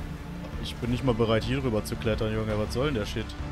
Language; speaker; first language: German; native; German